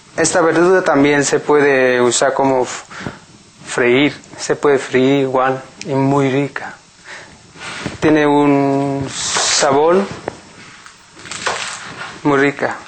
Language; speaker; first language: Spanish; non-native, learner; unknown